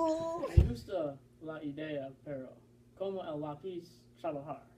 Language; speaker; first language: Spanish; non-native, learner; English